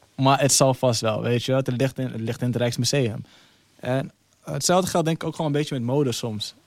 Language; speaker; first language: Dutch; early bilingual, other home language; Somali